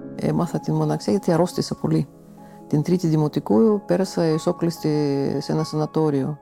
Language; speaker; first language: Greek; non-native, fluent; Russian